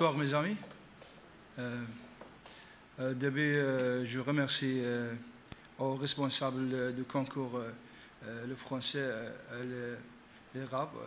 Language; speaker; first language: French; non-native, learner; Arabic